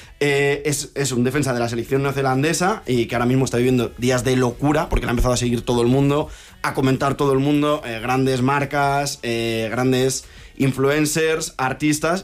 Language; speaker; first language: Spanish; native; Spanish